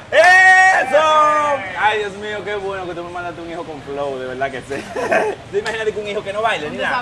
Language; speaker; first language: Spanish; native; Spanish